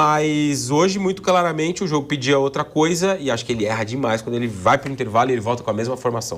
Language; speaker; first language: Portuguese; native; Portuguese